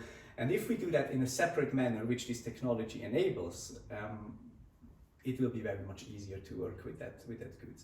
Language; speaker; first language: English; non-native, fluent; Swiss German